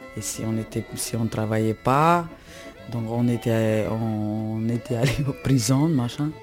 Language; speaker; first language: French; non-native, fluent; Slovak